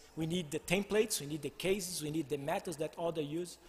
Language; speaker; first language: English; non-native, fluent; Portuguese